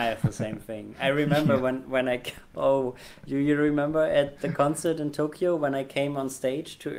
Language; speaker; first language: English; non-native, fluent; German